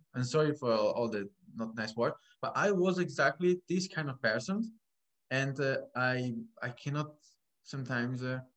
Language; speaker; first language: English; non-native, fluent; Italian